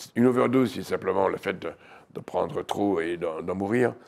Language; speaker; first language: French; native; French